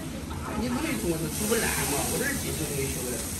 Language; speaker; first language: Chinese; native; Chinese